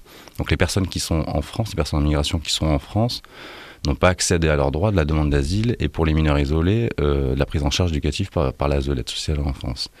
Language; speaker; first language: French; native; French